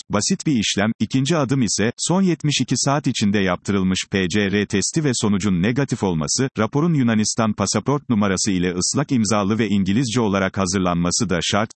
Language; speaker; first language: Turkish; native; Turkish